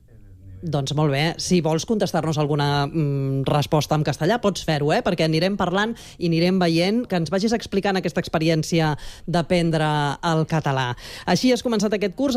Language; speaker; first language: Catalan; native; Catalan